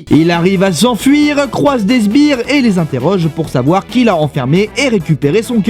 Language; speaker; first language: French; native; French